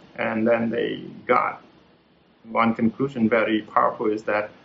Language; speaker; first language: English; non-native, fluent; Vietnamese